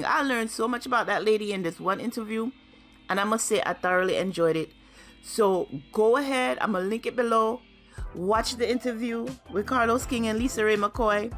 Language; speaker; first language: English; native; English